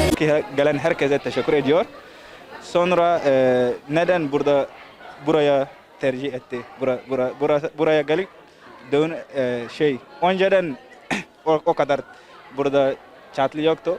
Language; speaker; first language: Turkish; non-native, learner; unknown